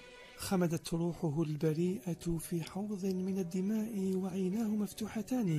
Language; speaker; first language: Arabic; native; Arabic